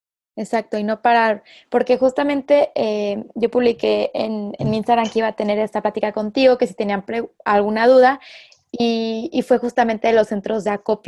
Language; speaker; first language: Spanish; native; Spanish